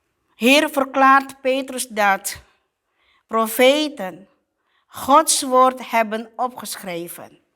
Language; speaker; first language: Dutch; non-native, fluent; Indonesian